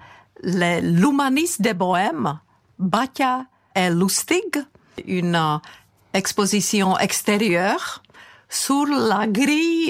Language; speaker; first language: French; non-native, fluent; Czech